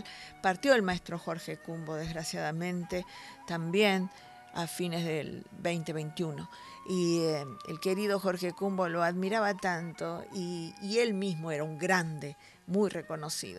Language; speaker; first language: Spanish; native; Spanish